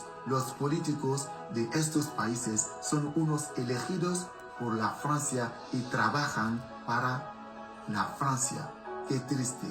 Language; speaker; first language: Spanish; non-native, fluent; French